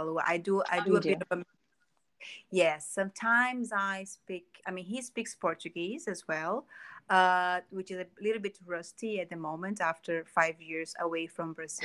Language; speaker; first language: English; non-native, fluent; Portuguese